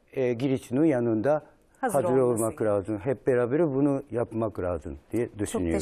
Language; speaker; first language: Turkish; non-native, learner; Japanese